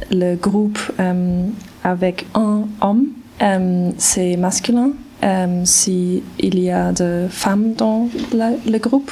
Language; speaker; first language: French; non-native, learner; German